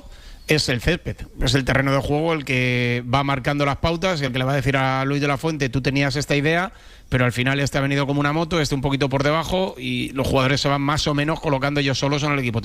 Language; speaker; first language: Spanish; native; Spanish